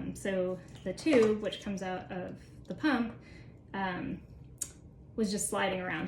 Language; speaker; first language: English; native; English